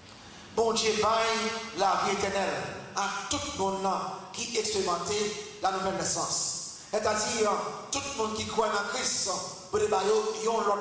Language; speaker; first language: French; non-native, local second language; Haitian Creole